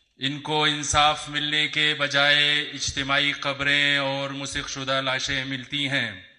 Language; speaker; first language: Urdu; non-native, local second language; Hazaragi